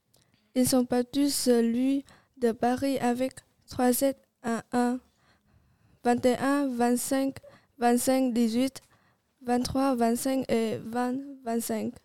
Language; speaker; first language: French; non-native, learner; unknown